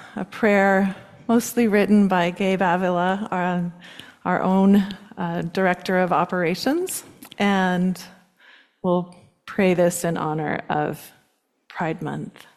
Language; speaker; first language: English; native; English